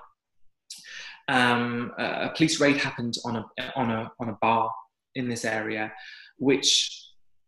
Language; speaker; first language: English; native; English